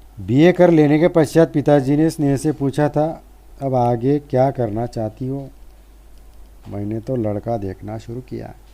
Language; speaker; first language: Hindi; non-native, local second language; Marathi